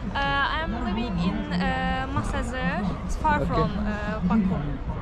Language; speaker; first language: English; non-native, learner; Azerbaijani